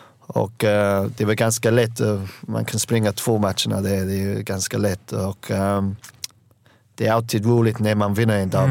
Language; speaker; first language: Swedish; non-native, learner; English